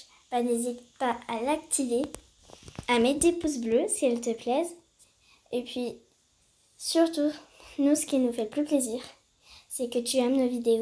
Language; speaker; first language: French; native; French